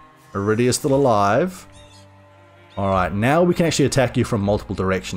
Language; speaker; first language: English; native; English